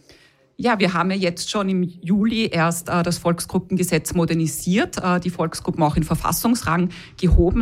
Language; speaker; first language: German; native; German